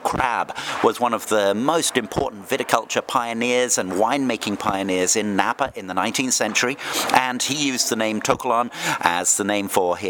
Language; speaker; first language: English; native; English